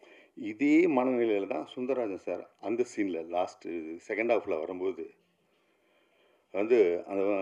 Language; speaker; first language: Tamil; native; Tamil